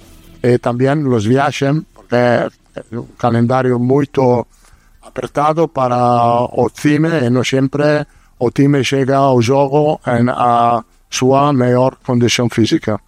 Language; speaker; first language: Portuguese; non-native, learner; Italian